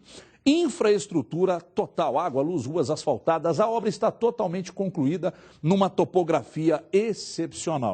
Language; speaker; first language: Portuguese; native; Portuguese